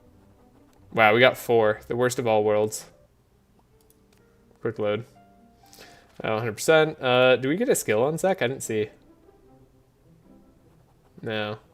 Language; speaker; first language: English; native; English